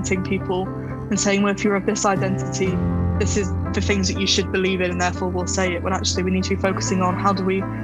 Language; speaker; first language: English; native; English